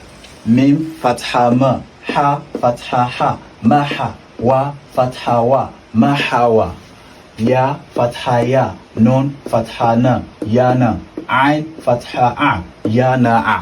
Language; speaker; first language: Arabic; non-native, fluent; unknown